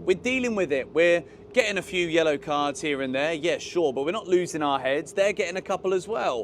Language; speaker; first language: English; native; English